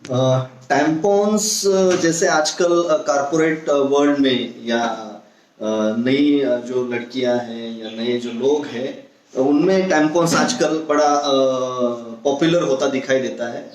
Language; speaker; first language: Hindi; non-native, local second language; Marathi